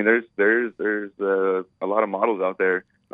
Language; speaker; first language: English; native; English